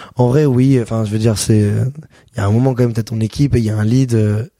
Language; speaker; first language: French; native; French